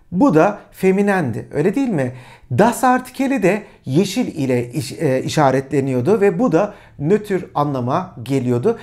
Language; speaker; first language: Turkish; native; Turkish